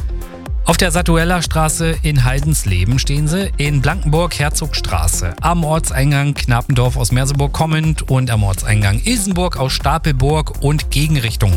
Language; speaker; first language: German; native; German